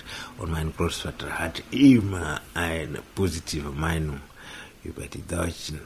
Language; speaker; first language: German; non-native, fluent; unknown